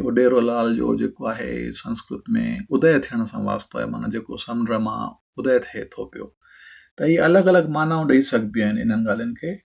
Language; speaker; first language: Sindhi; early bilingual, heritage; Sindhi